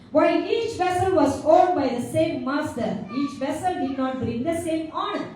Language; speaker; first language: English; non-native, local second language; Tamil